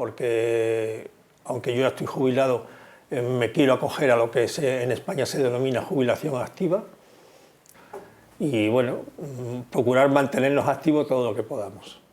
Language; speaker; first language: Spanish; native; Spanish